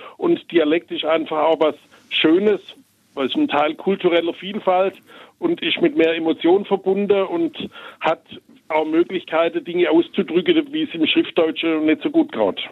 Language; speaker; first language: German; native; German